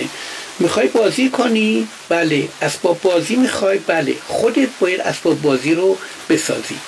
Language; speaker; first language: Persian; native; Persian